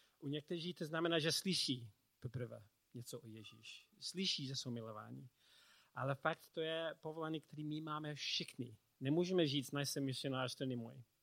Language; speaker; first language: Czech; non-native, learner; English